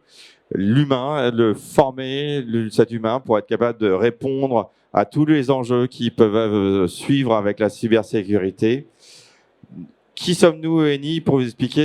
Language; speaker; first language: French; native; French